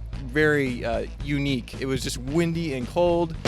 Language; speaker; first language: English; native; English